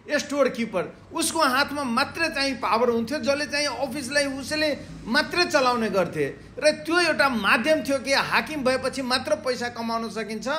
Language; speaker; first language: Nepali; non-native, local second language; Maithili